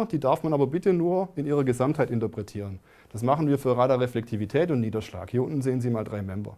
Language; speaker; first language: German; native; German